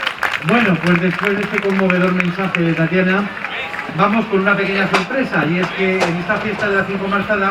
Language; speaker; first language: Spanish; native; Spanish